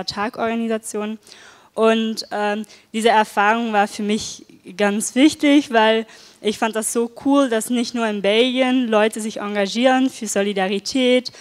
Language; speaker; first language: German; non-native, fluent; Dutch